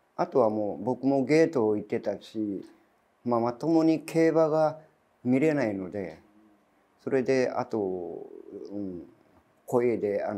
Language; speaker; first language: Japanese; native; Japanese